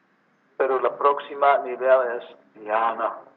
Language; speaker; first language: Spanish; non-native, learner; English